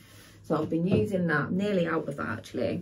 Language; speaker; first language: English; native; English